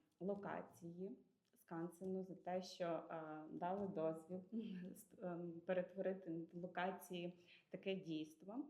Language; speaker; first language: Ukrainian; native; Ukrainian